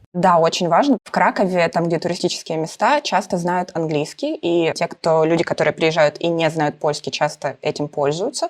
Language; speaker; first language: Russian; native; Russian